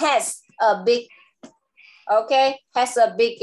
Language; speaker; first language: English; non-native, local second language; Vietnamese